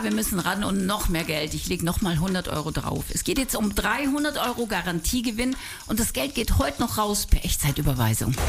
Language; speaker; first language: German; native; German